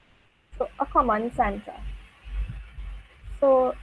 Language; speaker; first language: English; native; English